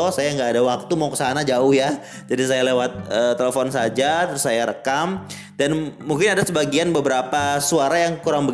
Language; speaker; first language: Indonesian; native; Indonesian